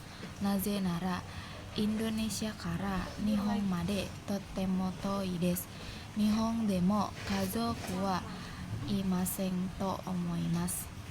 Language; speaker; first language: Japanese; non-native, learner; Indonesian